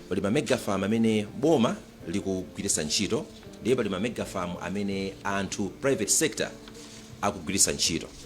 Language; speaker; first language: Nyanja; native; Nyanja